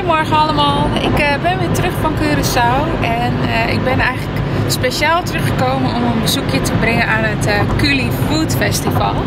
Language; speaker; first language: Dutch; native; Dutch